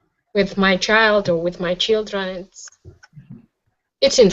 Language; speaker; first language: English; non-native, learner; Russian